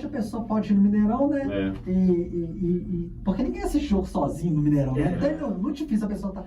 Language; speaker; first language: Portuguese; native; Portuguese